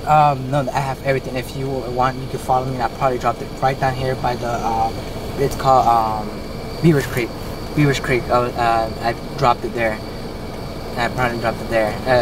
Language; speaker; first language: English; early bilingual, other home language; Spanish